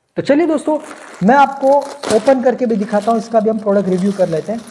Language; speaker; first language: Hindi; non-native, local second language; Gujarati